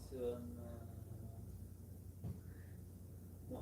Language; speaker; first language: English; non-native, learner; Punjabi